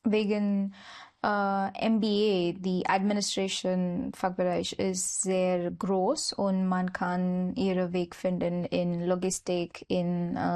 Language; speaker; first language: German; non-native, learner; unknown